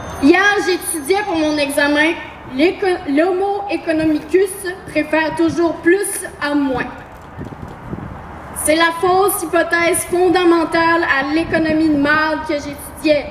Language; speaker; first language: French; native; French